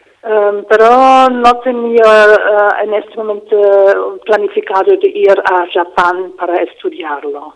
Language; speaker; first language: Spanish; non-native, fluent; English